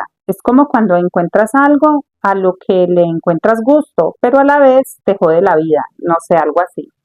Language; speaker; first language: Spanish; native; Spanish